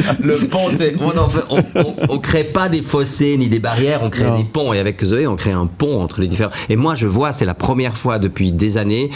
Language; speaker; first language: French; native; French